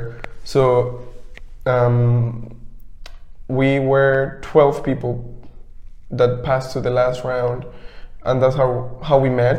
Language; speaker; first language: English; non-native, fluent; Spanish